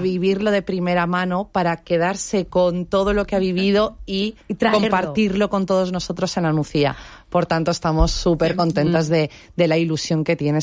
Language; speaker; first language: Spanish; native; Spanish